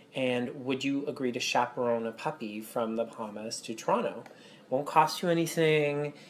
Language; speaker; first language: English; native; English